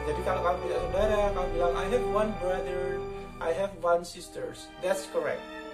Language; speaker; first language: English; non-native, fluent; Indonesian